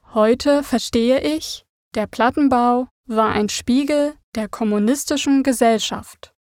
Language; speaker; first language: German; native; German